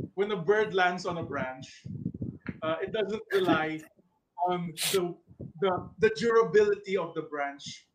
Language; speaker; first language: English; non-native, local second language; Filipino